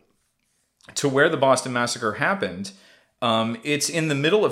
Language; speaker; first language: English; native; English